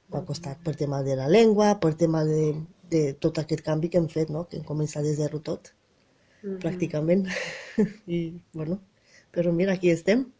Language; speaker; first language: Catalan; non-native, fluent; Romanian